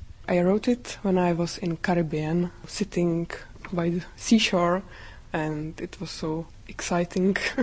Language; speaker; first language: English; non-native, fluent; Czech